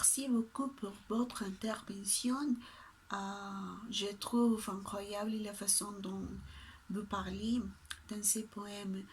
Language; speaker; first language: French; non-native, learner; Spanish